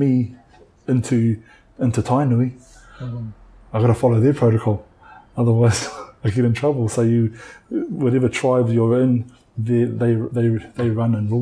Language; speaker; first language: English; native; English